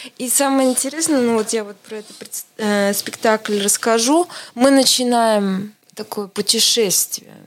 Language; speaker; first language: Russian; non-native, local second language; Estonian